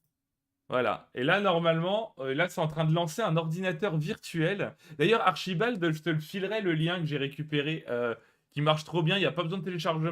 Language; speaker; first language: French; native; French